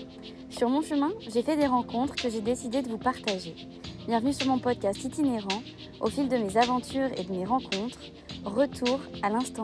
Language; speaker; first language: French; native; French